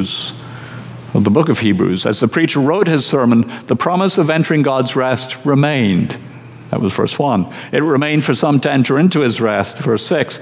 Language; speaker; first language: English; native; English